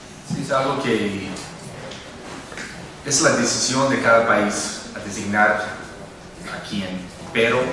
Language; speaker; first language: Spanish; non-native, fluent; English